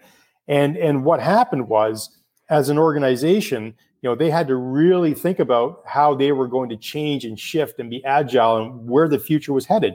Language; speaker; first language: English; native; English